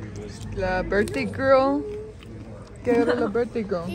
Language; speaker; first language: Spanish; native; Spanish